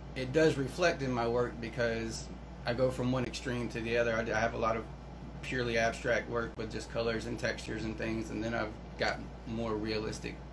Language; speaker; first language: English; native; English